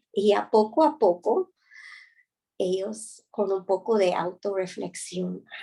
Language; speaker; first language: Spanish; non-native, fluent; English